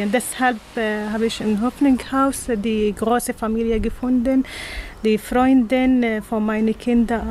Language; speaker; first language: German; non-native, learner; Arabic